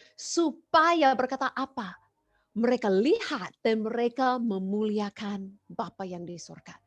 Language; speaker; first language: Indonesian; non-native, fluent; English